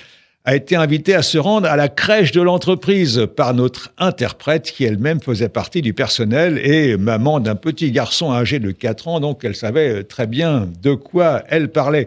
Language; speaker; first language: French; native; French